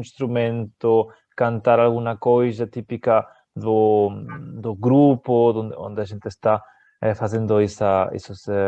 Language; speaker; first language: Portuguese; non-native, fluent; Spanish